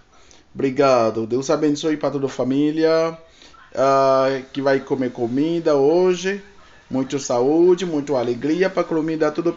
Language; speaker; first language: Portuguese; non-native, learner; Haitian Creole